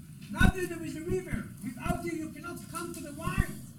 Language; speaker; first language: English; non-native, fluent; Hebrew